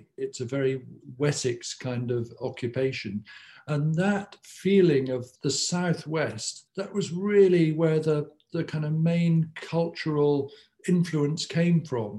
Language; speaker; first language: English; native; English